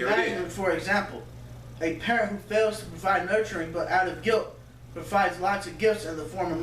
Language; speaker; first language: English; native; English